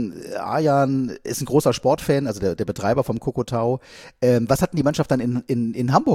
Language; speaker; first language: German; native; German